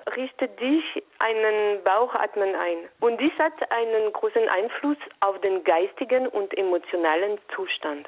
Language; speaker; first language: German; non-native, local second language; French